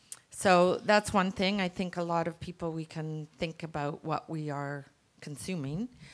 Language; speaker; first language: English; native; English